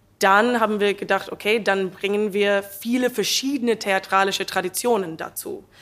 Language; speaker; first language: German; non-native, learner; English